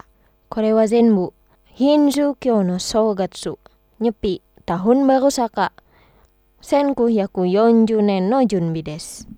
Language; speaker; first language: Japanese; non-native, fluent; Indonesian